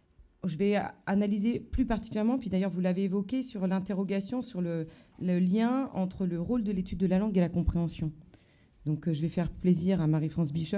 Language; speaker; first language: French; native; French